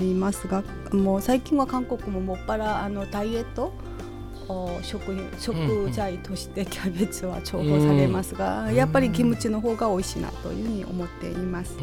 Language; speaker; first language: Japanese; non-native, fluent; Korean